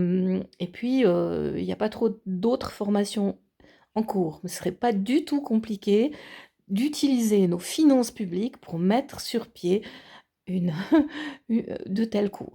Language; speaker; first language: French; native; French